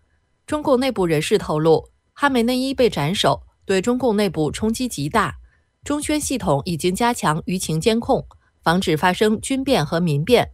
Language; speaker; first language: Chinese; native; Chinese